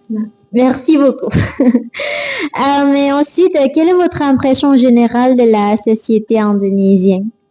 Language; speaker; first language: French; non-native, learner; Indonesian